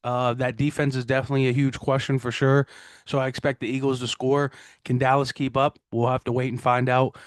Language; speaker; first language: English; native; English